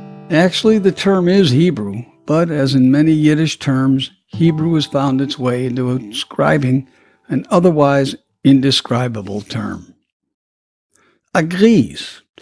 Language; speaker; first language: English; native; English